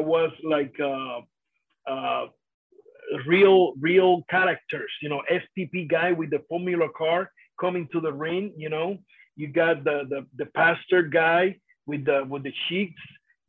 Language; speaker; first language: English; non-native, fluent; Spanish